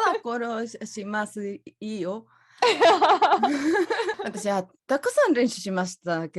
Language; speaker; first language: Japanese; non-native, learner; Spanish